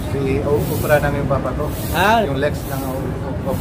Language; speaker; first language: Filipino; non-native, learner; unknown